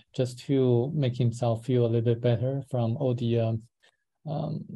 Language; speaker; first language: English; non-native, fluent; Chinese